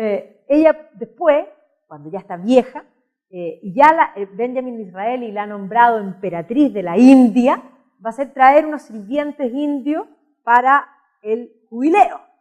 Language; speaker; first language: Spanish; native; Spanish